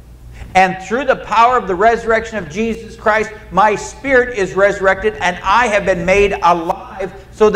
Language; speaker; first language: English; native; English